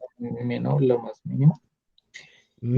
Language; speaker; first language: Spanish; native; Spanish